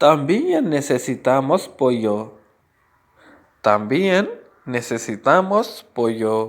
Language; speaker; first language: Spanish; non-native, fluent; Urdu